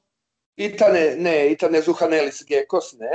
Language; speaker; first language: Greek; non-native, learner; Serbian